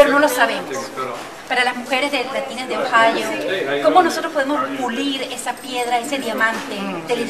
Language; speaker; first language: Spanish; native; Spanish